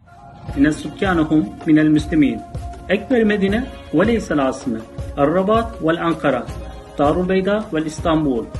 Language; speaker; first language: Arabic; non-native, fluent; Turkish